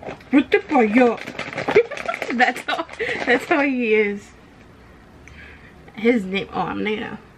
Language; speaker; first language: English; early bilingual, other home language; Spanish